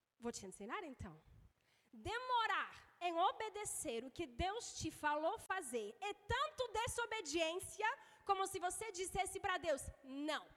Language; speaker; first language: Portuguese; non-native, fluent; English